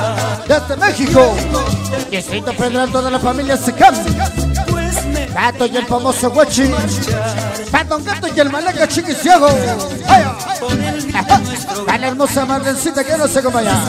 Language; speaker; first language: Spanish; native; Spanish